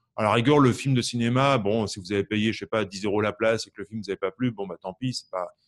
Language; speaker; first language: French; native; French